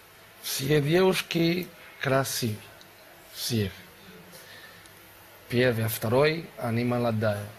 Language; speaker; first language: Russian; non-native, learner; Spanish